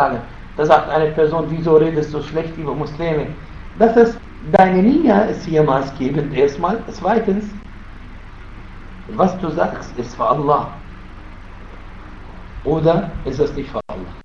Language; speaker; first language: German; non-native, fluent; Arabic